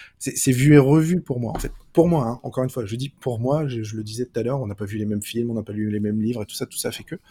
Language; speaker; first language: French; native; French